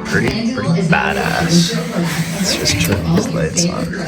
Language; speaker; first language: English; native; English